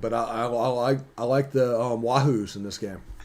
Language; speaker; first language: English; native; English